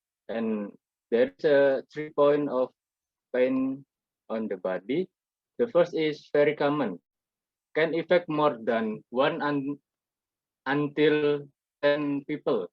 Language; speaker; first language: English; non-native, learner; Indonesian